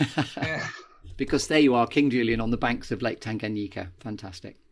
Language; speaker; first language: English; native; English